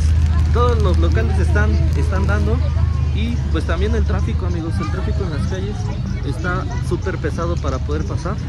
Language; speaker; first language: Spanish; native; Spanish